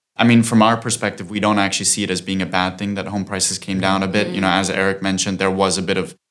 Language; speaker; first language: English; non-native, fluent; German